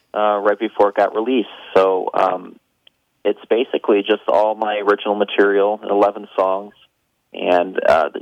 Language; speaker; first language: English; native; English